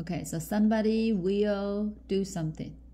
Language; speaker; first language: English; non-native, fluent; Chinese